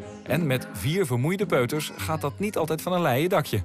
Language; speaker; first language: Dutch; native; Dutch